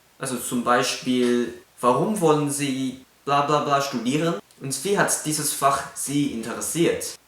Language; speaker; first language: German; non-native, fluent; Cantonese